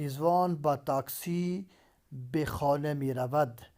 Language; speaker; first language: Persian; non-native, fluent; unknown